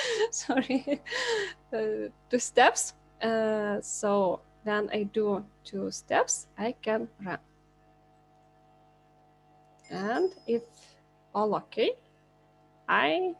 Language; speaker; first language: English; non-native, learner; Lithuanian